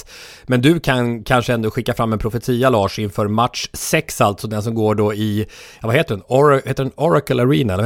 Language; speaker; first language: Swedish; native; Swedish